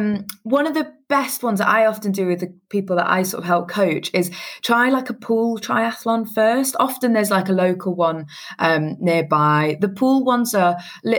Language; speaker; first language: English; native; English